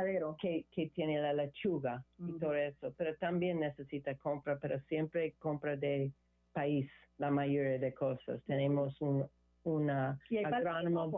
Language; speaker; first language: Spanish; non-native, learner; English